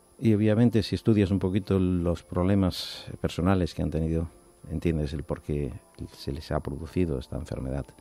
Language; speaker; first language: Spanish; non-native, local second language; Catalan